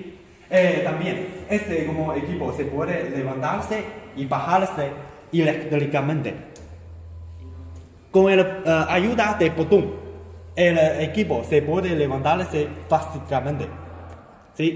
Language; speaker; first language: Spanish; non-native, learner; Chinese